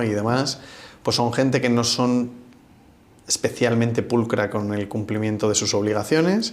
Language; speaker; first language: Spanish; native; Spanish